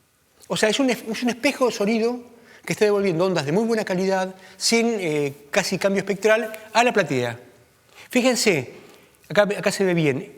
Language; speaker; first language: Spanish; native; Spanish